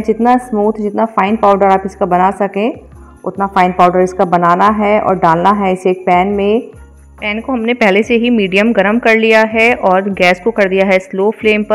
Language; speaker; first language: Hindi; native; Hindi